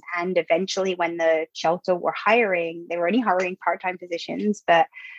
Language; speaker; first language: English; native; English